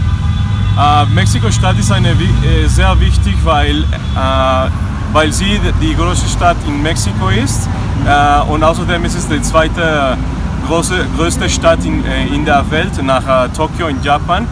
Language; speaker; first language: German; non-native, fluent; Spanish